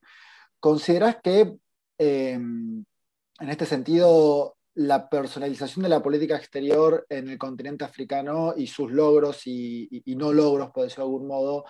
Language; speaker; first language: Spanish; native; Spanish